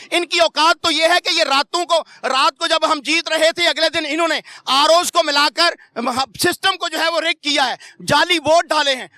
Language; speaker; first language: Urdu; non-native, local second language; Punjabi